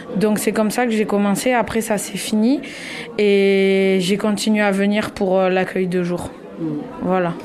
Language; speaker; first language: French; native; French